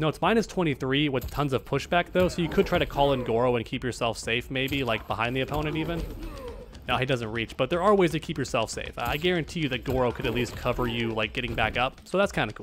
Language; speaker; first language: English; native; English